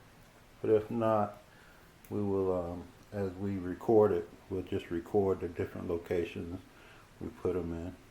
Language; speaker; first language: English; native; English